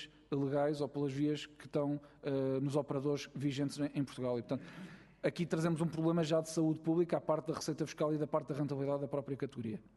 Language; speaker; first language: Portuguese; native; Portuguese